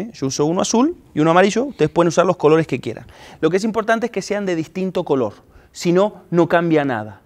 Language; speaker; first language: Spanish; native; Spanish